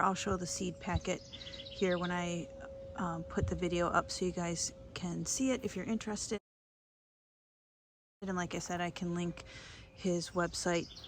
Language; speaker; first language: English; native; English